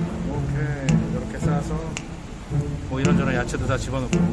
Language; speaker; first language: Korean; native; Korean